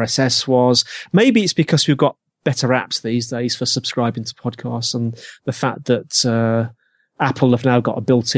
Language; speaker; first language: English; native; English